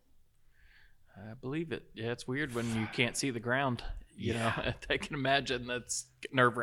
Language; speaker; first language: English; native; English